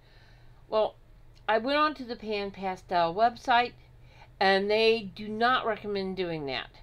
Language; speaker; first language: English; native; English